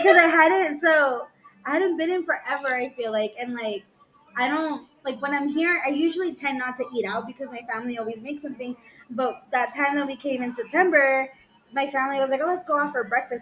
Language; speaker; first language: English; early bilingual, other home language; Spanish